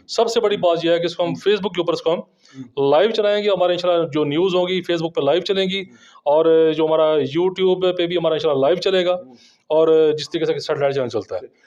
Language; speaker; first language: Urdu; non-native, local second language; Punjabi